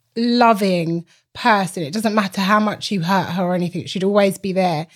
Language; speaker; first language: English; native; English